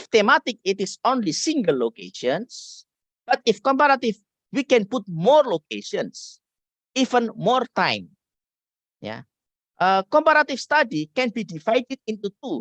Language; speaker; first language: English; non-native, learner; Indonesian